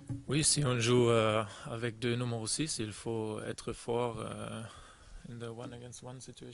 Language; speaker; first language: French; non-native, learner; German